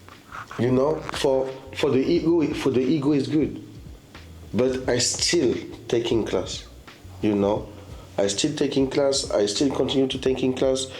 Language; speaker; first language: English; non-native, fluent; French